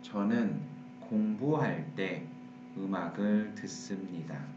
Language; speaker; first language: Korean; non-native, fluent; Vietnamese